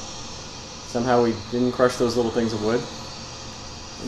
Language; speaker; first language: English; native; English